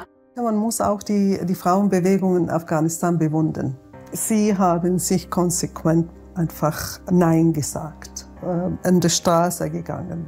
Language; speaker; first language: German; non-native, fluent; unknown